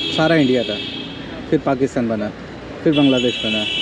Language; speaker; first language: Hindi; native; Hindi